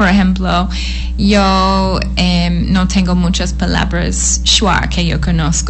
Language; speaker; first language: Spanish; non-native, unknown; English